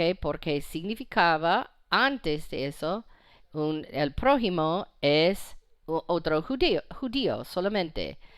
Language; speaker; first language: Spanish; non-native, fluent; English